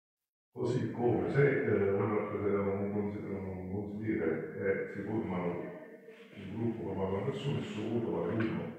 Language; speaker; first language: Italian; native; Italian